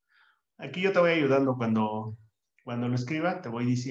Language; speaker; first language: Spanish; native; Spanish